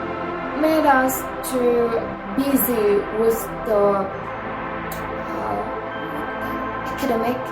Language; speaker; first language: English; non-native, fluent; Indonesian